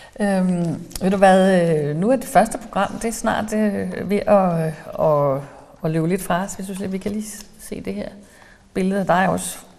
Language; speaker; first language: Danish; native; Danish